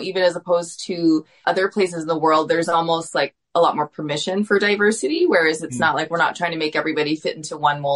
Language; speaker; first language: English; native; English